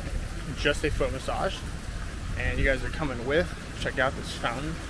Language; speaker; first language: English; native; English